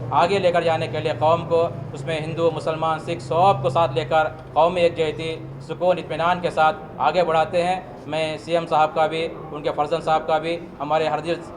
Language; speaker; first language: Urdu; native; Urdu